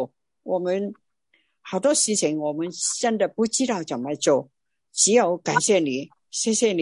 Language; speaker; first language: Chinese; non-native, local second language; Cantonese